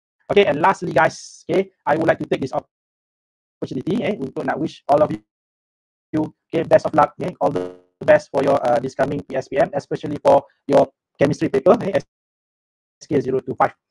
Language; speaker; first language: English; non-native, local second language; Malay